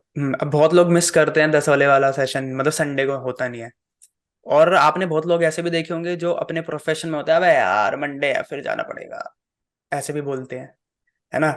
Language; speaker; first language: Hindi; native; Hindi